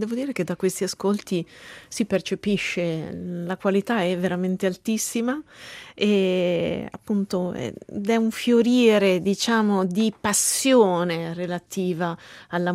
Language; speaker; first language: Italian; native; Italian